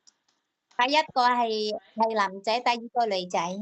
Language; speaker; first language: Cantonese; non-native, learner; Indonesian